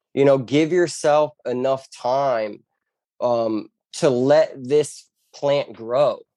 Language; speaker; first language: English; native; English